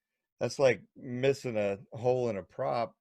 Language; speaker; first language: English; native; English